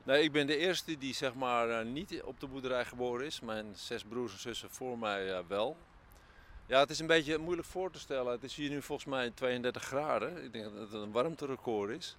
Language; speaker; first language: Dutch; native; Dutch